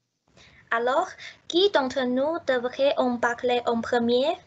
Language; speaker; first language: French; non-native, learner; Chinese